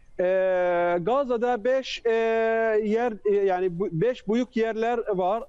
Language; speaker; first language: Turkish; non-native, fluent; Arabic